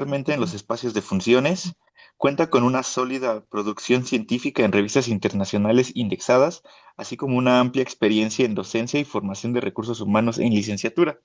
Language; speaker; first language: Spanish; native; Spanish